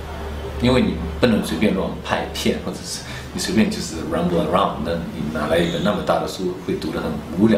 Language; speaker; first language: Chinese; early bilingual, heritage; German